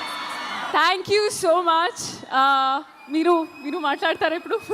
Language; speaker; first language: Telugu; non-native, learner; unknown